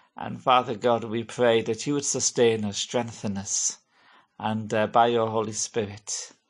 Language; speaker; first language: English; native; English